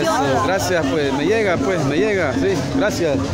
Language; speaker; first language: Spanish; native; Spanish